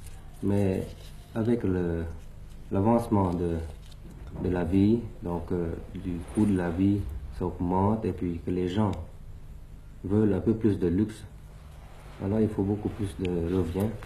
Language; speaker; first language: French; early bilingual, other home language; Thai